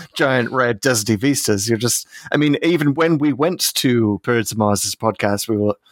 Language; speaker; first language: English; native; English